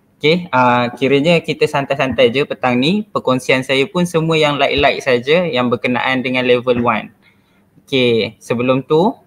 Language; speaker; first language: Malay; native; Malay